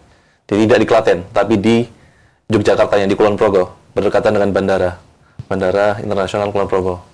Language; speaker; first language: Indonesian; native; Indonesian